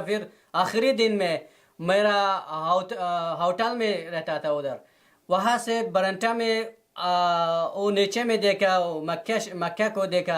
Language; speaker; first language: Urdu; non-native, learner; Persian